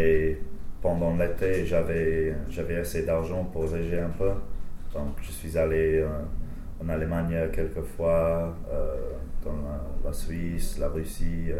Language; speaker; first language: French; non-native, fluent; English